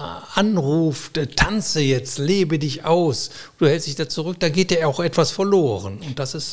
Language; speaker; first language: German; native; German